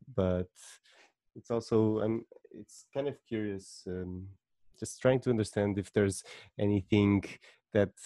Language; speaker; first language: English; non-native, fluent; Portuguese